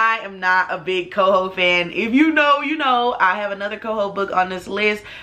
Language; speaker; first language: English; native; English